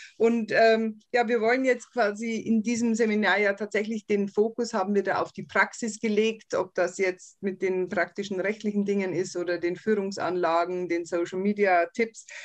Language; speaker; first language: German; native; German